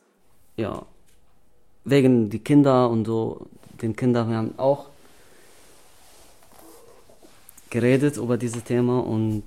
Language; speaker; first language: German; non-native, learner; Arabic